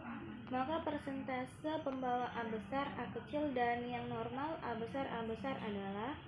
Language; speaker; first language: Indonesian; native; Indonesian